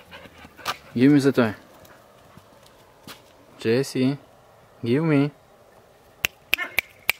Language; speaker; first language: English; non-native, learner; Russian